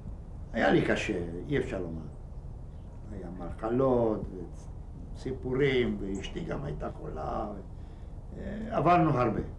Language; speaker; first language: Hebrew; non-native, fluent; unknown